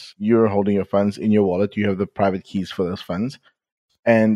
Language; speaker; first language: English; native; English